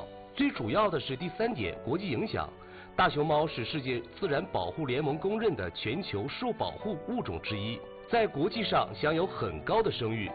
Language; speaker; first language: Chinese; native; Chinese